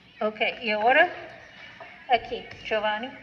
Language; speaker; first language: Spanish; non-native, learner; English